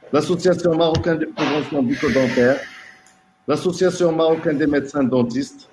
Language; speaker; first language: French; non-native, local second language; Arabic